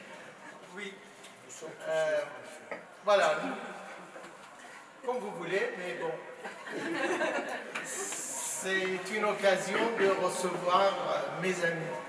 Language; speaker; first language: French; non-native, fluent; Persian